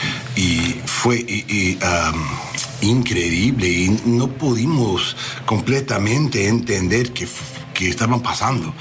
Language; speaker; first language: Spanish; non-native, learner; English